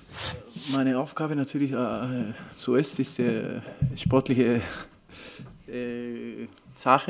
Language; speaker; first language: German; non-native, fluent; Spanish